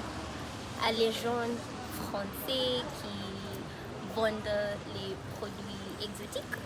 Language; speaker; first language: French; non-native, fluent; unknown